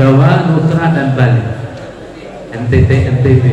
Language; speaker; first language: Indonesian; non-native, local second language; Javanese